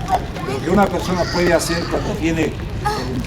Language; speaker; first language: Spanish; native; Spanish